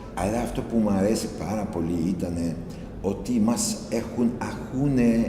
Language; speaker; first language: Greek; non-native, learner; Albanian